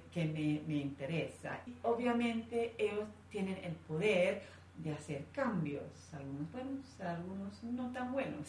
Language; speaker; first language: Spanish; non-native, fluent; English